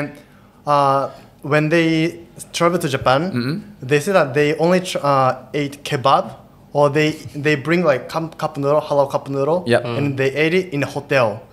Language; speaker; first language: English; non-native, fluent; Japanese